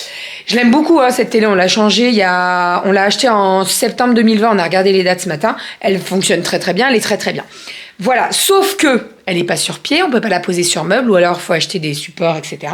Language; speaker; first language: French; native; French